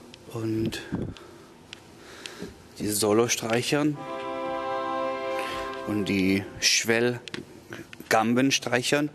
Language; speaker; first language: German; non-native, learner; English